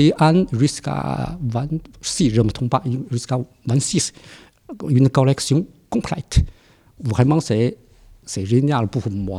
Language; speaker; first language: French; non-native, fluent; Chinese